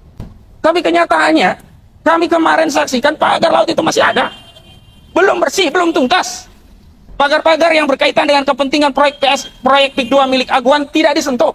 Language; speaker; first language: Indonesian; native; Indonesian